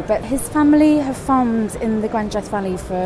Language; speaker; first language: English; native; English